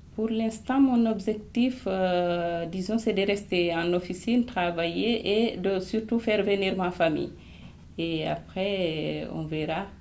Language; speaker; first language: French; non-native, local second language; Fula